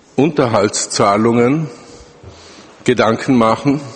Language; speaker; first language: German; native; German